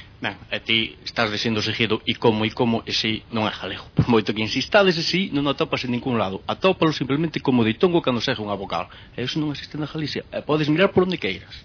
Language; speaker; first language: Galician; native; Galician